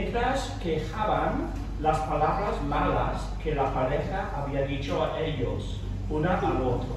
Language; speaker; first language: Spanish; non-native, fluent; English